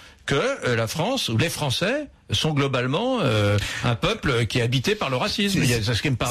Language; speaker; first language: French; native; French